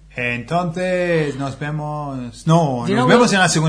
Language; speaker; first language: Spanish; non-native, fluent; English